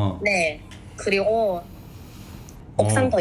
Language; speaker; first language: Korean; non-native, fluent; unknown